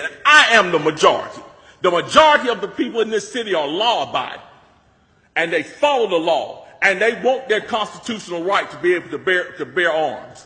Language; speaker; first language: English; native; English